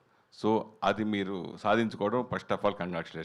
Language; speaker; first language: Telugu; native; Telugu